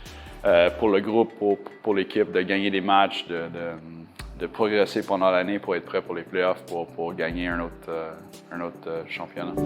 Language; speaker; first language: French; non-native, local second language; English